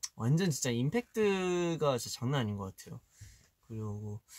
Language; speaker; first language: Korean; early bilingual, heritage; Korean